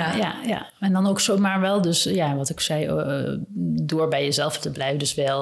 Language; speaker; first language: Dutch; native; Dutch